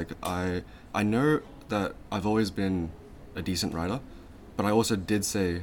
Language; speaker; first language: English; early bilingual, other home language; Chinese